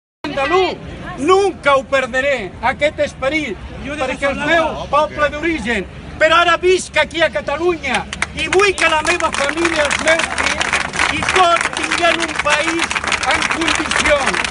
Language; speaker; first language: Catalan; non-native, local second language; Spanish